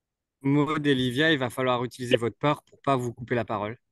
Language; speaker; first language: French; native; French